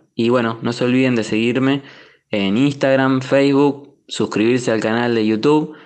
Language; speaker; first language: Spanish; native; Spanish